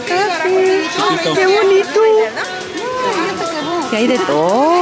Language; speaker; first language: Spanish; native; Spanish